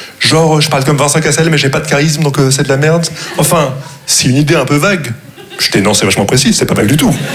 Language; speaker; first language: French; non-native, local second language; Arabic